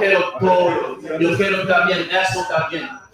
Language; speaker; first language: Spanish; non-native, learner; English